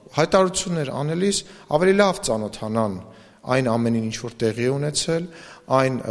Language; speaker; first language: Armenian; native; Armenian